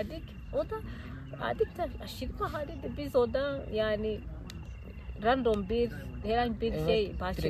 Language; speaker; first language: Turkish; non-native, fluent; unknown